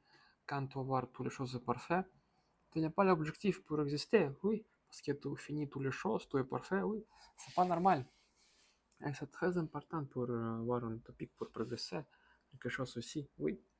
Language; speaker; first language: French; non-native, learner; Russian